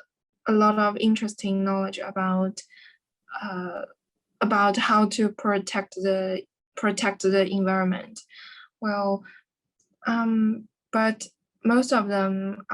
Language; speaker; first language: English; non-native, learner; Chinese